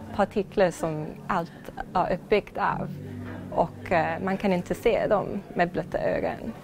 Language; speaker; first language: Swedish; non-native, fluent; English